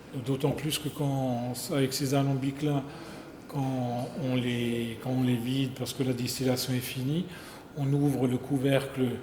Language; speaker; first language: French; native; French